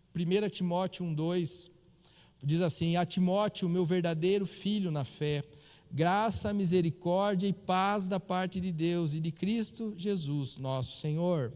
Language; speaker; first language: Portuguese; native; Portuguese